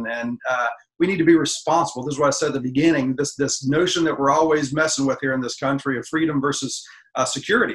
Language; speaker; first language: English; native; English